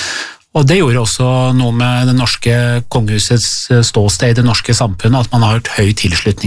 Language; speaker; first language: Norwegian; native; Norwegian